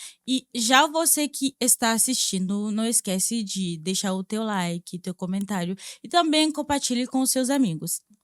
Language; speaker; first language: Portuguese; non-native, fluent; Haitian Creole